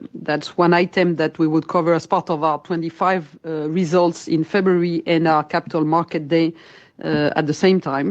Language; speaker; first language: English; non-native, fluent; French